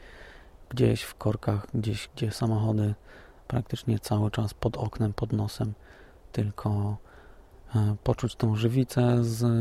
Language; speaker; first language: Polish; native; Polish